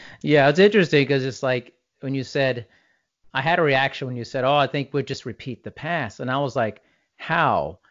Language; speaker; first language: English; native; English